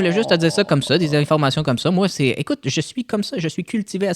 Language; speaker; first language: French; native; French